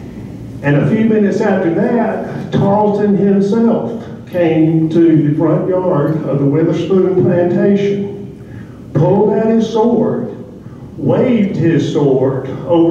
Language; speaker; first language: English; native; English